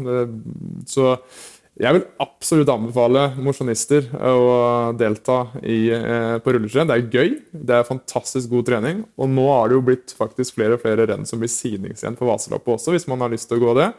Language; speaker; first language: Norwegian; native; Norwegian